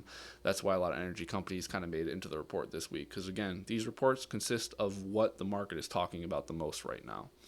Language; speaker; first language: English; native; English